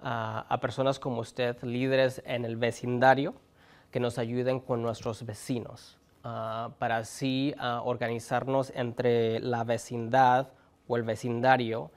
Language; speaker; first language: Spanish; early bilingual, heritage; Spanish